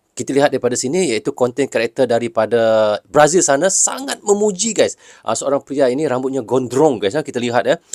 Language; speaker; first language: Malay; native; Malay